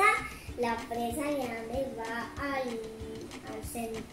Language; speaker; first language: Spanish; native; Spanish